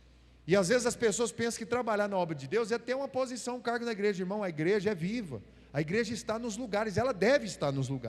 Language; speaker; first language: Portuguese; native; Portuguese